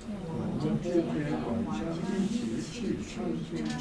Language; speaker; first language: Chinese; non-native, learner; Korean